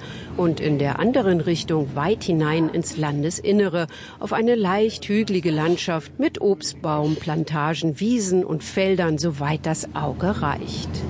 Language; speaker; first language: German; native; German